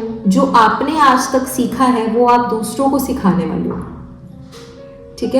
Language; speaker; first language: Hindi; native; Hindi